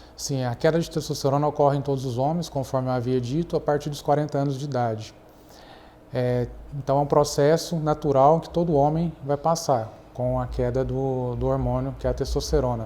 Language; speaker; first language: Portuguese; native; Portuguese